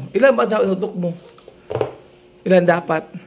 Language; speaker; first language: Filipino; native; Filipino